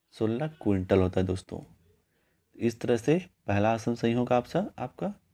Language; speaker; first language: Hindi; native; Hindi